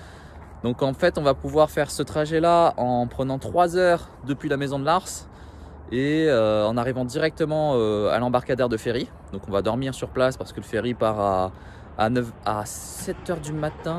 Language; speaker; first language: French; native; French